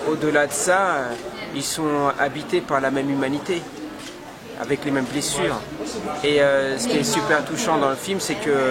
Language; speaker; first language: French; native; French